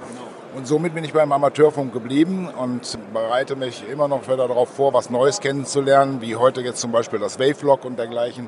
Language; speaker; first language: German; native; German